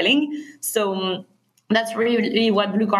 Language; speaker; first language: English; non-native, fluent; French